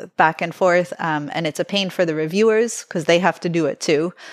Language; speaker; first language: English; native; English